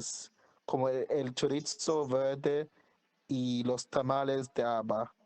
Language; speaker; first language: Spanish; non-native, learner; English